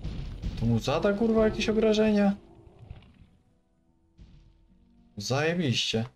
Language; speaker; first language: Polish; native; Polish